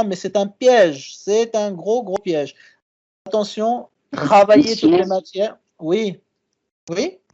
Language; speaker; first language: French; non-native, local second language; Arabic